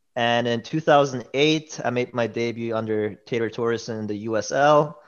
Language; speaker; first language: English; early bilingual, other home language; German